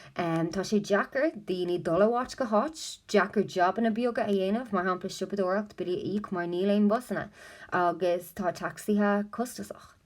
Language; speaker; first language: Irish; non-native, local second language; English